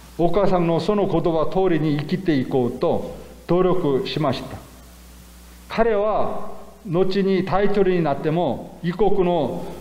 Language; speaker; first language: Japanese; non-native, fluent; Korean